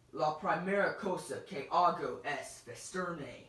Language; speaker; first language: Spanish; non-native, learner; English